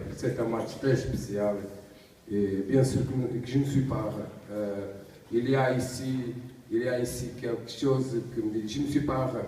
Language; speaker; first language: French; non-native, learner; Portuguese